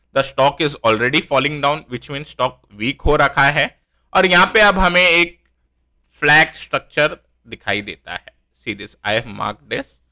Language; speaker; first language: Hindi; native; Hindi